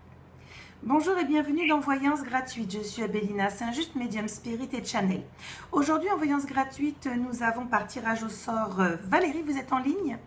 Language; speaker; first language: French; native; French